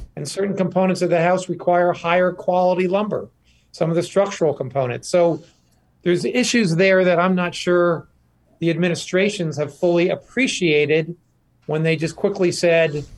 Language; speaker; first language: English; native; English